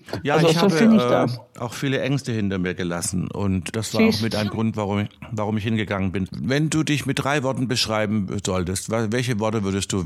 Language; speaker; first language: German; native; German